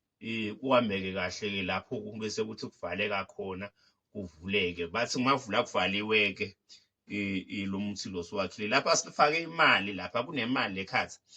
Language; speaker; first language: Zulu; non-native, local second language; Xhosa